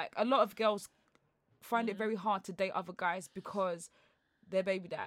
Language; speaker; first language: English; native; English